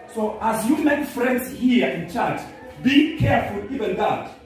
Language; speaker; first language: English; non-native, local second language; Swahili